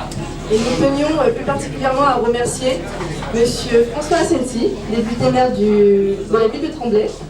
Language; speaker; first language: French; native; French